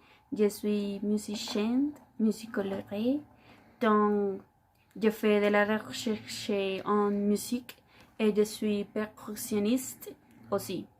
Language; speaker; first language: French; non-native, fluent; Spanish